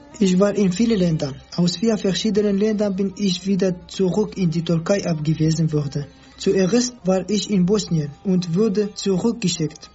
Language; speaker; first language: German; non-native, learner; Kurdish